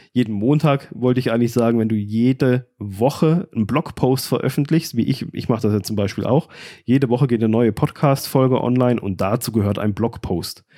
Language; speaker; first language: German; native; German